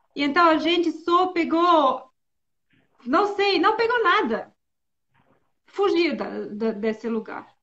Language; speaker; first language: Portuguese; non-native, learner; Bosnian